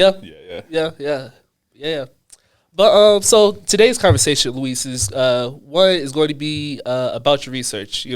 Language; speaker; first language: English; native; English